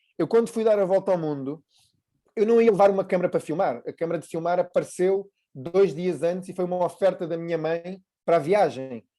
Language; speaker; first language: Portuguese; native; Portuguese